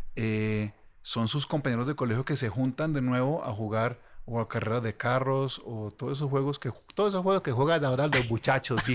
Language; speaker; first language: Spanish; native; Spanish